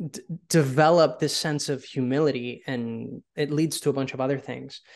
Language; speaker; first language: English; early bilingual, other home language; Spanish